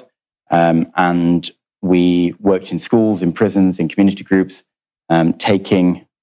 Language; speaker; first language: English; native; English